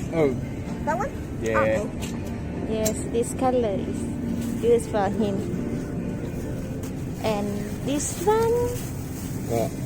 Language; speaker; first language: English; non-native, learner; Thai